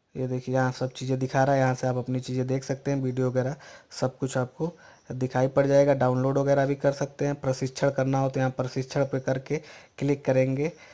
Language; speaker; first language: Hindi; native; Hindi